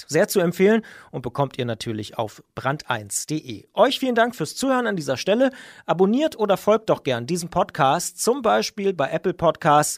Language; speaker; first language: German; native; German